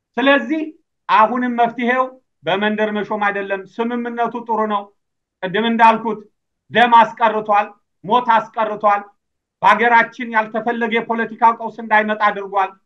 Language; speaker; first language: Amharic; native; Amharic